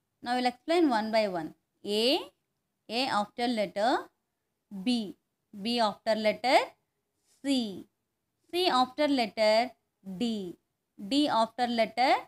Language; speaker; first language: English; non-native, local second language; Telugu